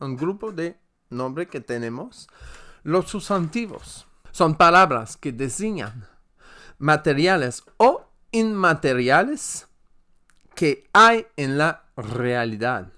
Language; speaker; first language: Spanish; non-native, learner; French